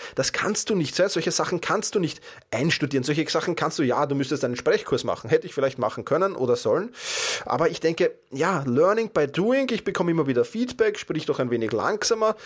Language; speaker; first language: German; native; German